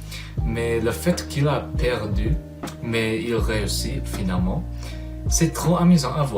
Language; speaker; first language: French; non-native, fluent; English